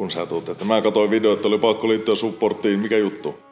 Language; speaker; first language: Finnish; native; Finnish